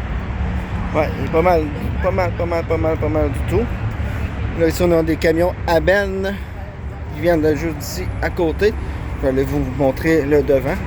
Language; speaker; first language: French; native; French